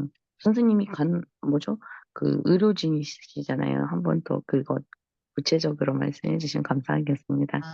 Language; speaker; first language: Korean; non-native, local second language; Russian